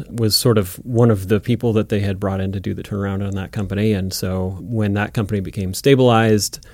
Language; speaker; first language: English; native; English